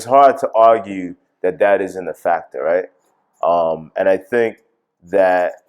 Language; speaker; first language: English; native; English